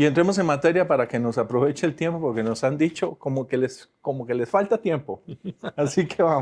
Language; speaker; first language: Spanish; native; Spanish